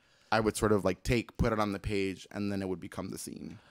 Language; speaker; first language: English; early bilingual, other home language; Spanish